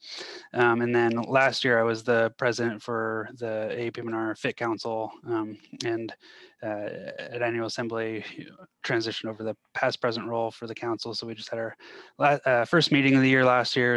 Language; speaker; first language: English; native; English